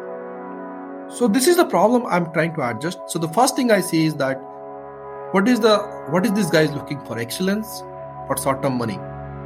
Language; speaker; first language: English; non-native, local second language; Odia